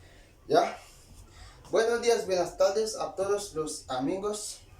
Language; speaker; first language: Spanish; non-native, learner; Haitian Creole